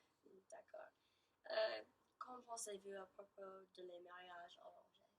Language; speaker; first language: French; non-native, learner; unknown